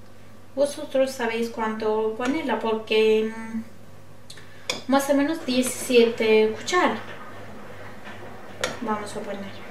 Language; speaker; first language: Spanish; non-native, learner; Turkish